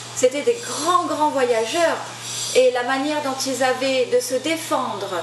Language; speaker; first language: French; native; French